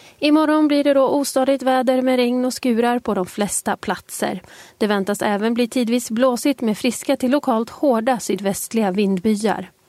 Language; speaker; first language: Swedish; native; Swedish